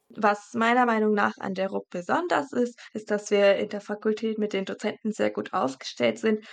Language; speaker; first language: German; native; German